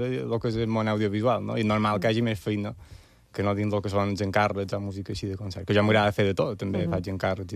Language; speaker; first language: Catalan; native; Catalan